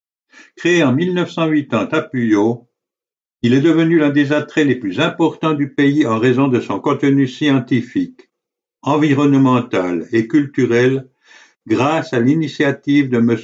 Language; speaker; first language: French; native; French